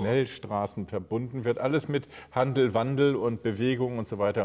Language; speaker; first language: German; native; German